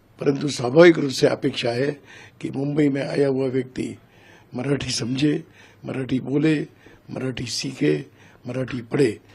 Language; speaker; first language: Hindi; non-native, local second language; Marathi